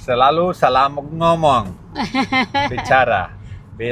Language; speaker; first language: Indonesian; non-native, learner; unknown